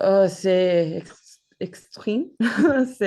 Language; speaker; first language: French; non-native, learner; Spanish